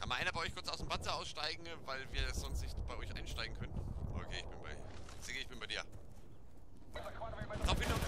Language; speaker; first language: German; native; German